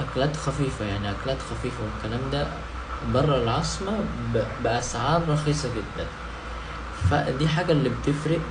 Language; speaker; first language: Arabic; non-native, fluent; Indonesian